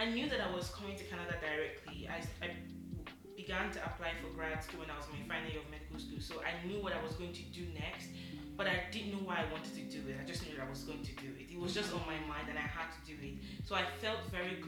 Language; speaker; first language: English; non-native, local second language; Yoruba